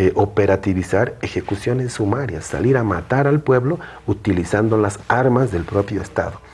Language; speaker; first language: Spanish; native; Spanish